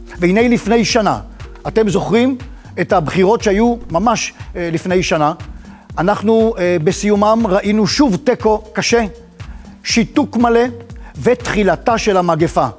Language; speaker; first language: Hebrew; native; Hebrew